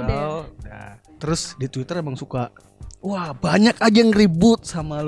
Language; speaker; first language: Indonesian; native; Indonesian